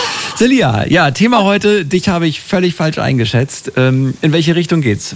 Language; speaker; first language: German; native; German